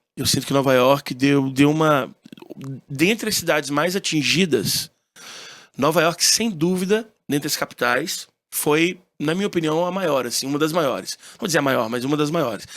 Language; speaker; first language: Portuguese; early bilingual, heritage; Portuguese